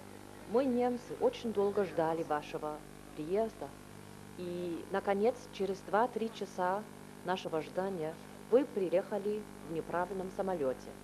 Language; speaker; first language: Russian; non-native, learner; German